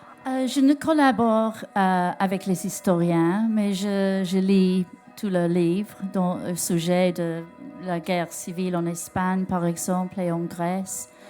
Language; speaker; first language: French; non-native, learner; English